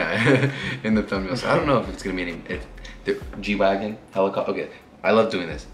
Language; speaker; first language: English; native; English